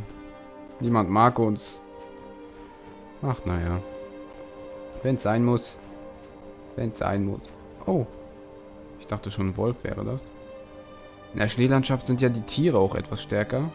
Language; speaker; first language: German; native; German